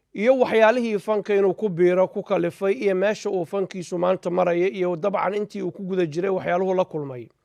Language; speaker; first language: Somali; native; Somali